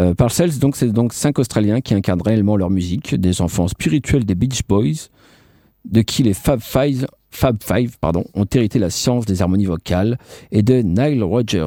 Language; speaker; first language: French; native; French